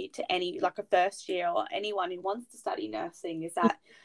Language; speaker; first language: English; native; English